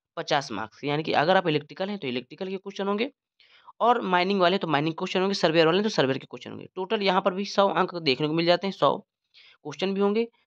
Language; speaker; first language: Hindi; native; Hindi